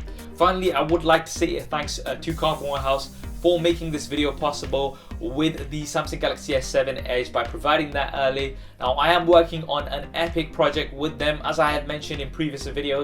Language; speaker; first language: English; native; English